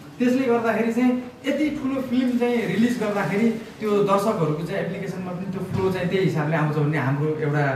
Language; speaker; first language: Nepali; native; Nepali